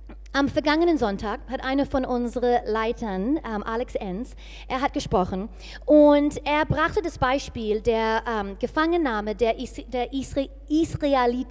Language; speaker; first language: German; non-native, fluent; English